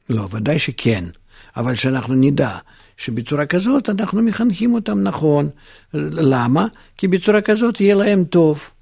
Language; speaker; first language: Hebrew; non-native, fluent; Russian